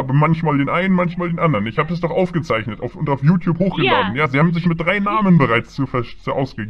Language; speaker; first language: German; native; German